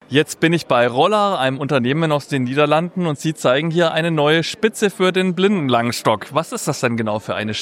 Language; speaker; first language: German; native; German